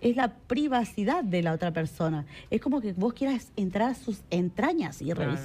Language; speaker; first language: Spanish; native; Spanish